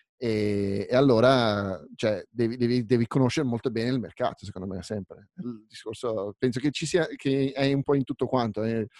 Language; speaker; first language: Italian; native; Italian